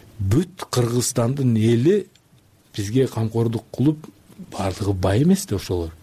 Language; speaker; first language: Kyrgyz; non-native, local second language; Uzbek